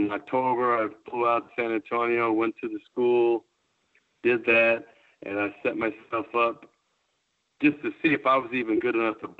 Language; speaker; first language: English; native; English